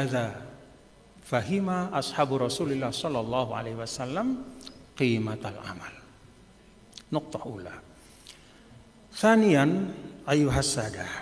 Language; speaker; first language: Arabic; non-native, fluent; Sasak